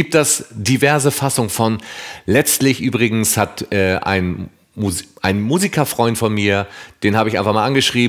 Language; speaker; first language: German; native; German